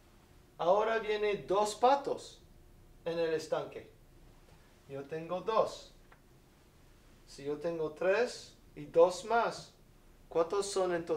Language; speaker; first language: Spanish; non-native, fluent; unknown